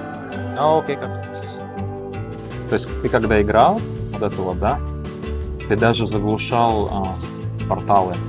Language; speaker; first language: Russian; native; Russian